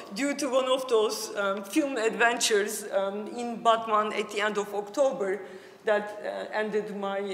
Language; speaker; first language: English; non-native, fluent; Turkish